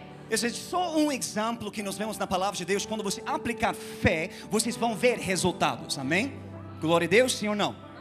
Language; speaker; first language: Portuguese; non-native, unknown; English